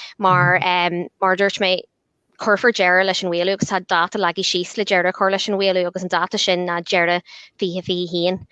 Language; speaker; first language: Irish; non-native, local second language; English